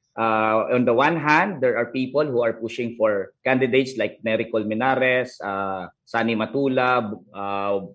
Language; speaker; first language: English; non-native, local second language; Hiligaynon